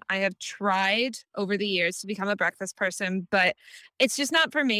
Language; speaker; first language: English; native; English